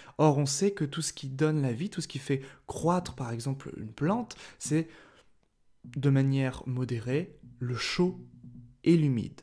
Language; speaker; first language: French; native; French